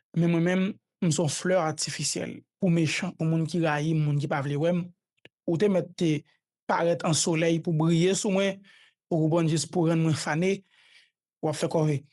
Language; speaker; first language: Haitian Creole; native; Haitian Creole